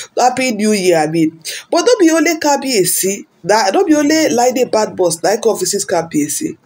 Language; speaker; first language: Nigerian Pidgin; non-native, local second language; Yoruba